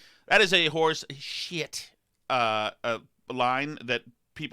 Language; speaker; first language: English; native; English